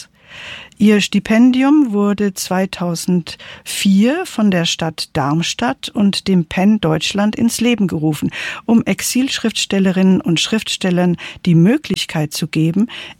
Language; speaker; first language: German; native; German